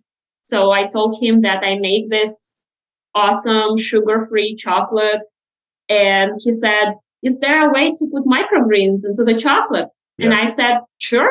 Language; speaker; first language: English; non-native, fluent; Russian